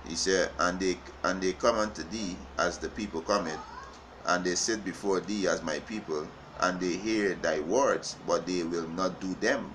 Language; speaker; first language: English; native; English